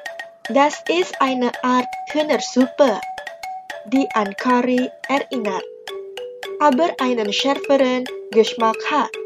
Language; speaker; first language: German; non-native, fluent; Indonesian